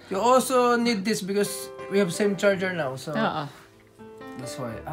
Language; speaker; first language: English; non-native, learner; Filipino